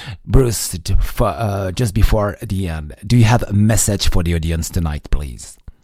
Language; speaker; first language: English; non-native, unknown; French